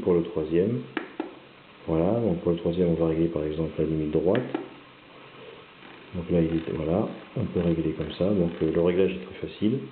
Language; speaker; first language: French; native; French